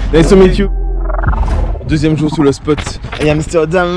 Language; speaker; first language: French; native; French